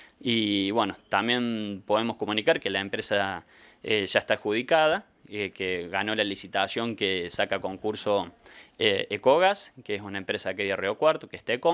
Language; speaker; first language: Spanish; native; Spanish